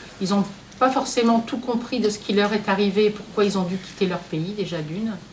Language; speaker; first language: French; native; French